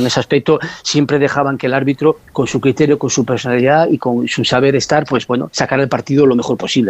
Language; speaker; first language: Spanish; native; Spanish